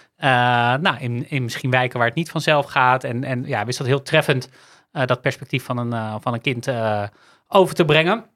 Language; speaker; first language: Dutch; native; Dutch